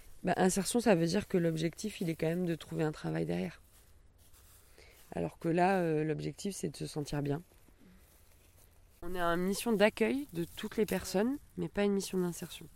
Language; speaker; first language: French; native; French